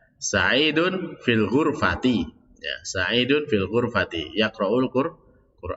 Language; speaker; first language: Arabic; non-native, fluent; Indonesian